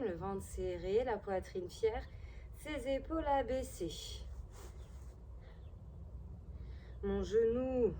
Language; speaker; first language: French; native; French